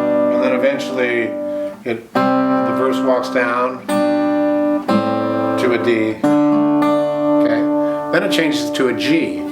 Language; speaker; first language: English; native; English